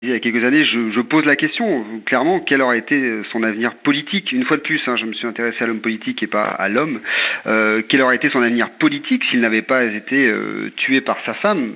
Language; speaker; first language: French; native; French